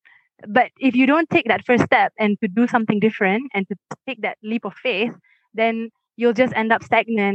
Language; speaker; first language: English; non-native, local second language; Malay